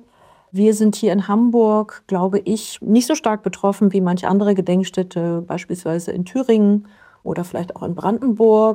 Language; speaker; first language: German; native; German